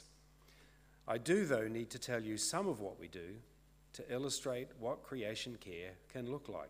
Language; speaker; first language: English; native; English